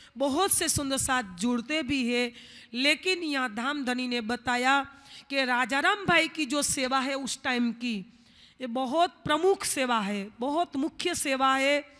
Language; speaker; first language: Hindi; non-native, local second language; Gujarati